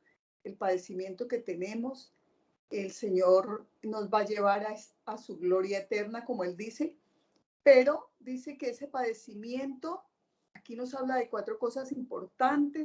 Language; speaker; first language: Spanish; native; Spanish